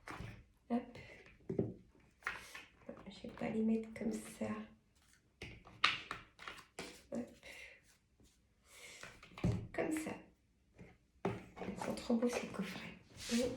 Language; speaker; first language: French; native; French